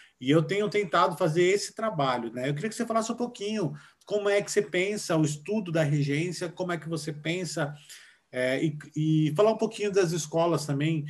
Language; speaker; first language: Portuguese; native; Portuguese